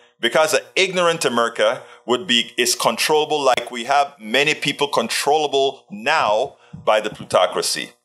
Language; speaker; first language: English; native; English